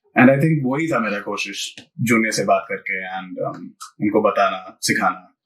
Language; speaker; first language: Hindi; non-native, local second language; Malayalam